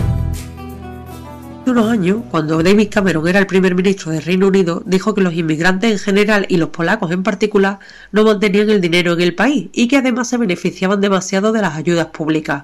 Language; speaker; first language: Spanish; native; Spanish